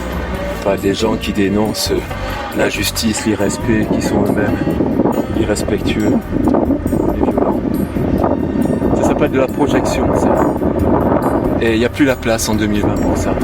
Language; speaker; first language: French; native; French